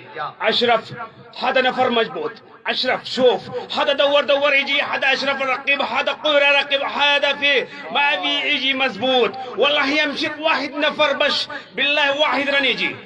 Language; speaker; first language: Arabic; non-native, learner; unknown